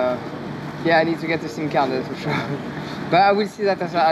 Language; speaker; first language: English; non-native, learner; French